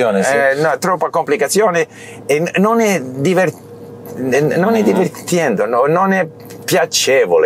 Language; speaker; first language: Italian; non-native, learner; English